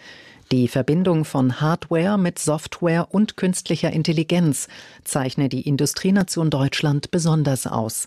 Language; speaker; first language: German; native; German